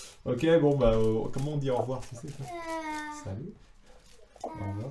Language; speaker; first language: French; native; French